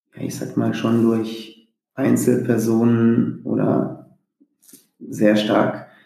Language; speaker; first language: German; native; German